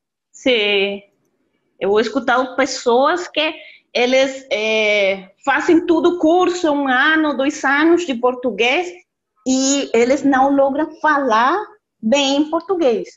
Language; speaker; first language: Portuguese; non-native, learner; Spanish